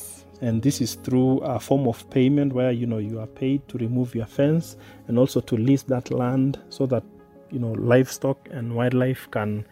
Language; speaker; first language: English; non-native, local second language; Masai